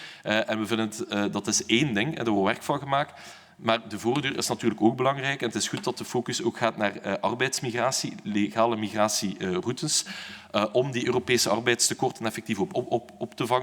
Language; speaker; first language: Dutch; native; Dutch